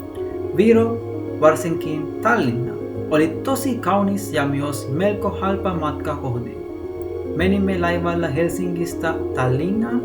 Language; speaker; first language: Finnish; non-native, learner; Sinhala